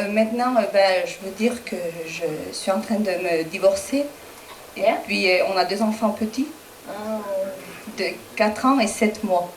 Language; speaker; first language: French; non-native, fluent; Spanish